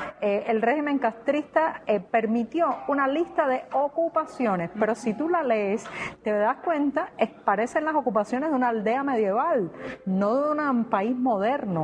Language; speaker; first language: Spanish; native; Spanish